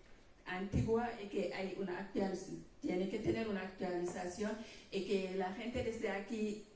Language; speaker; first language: Spanish; non-native, local second language; Wolof